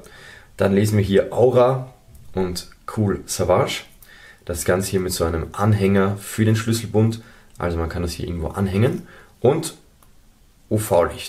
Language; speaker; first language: German; native; German